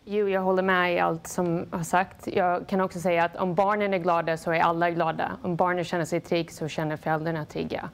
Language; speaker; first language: Swedish; non-native, fluent; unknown